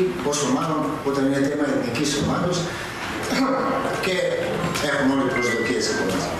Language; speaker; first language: Greek; non-native, fluent; Serbian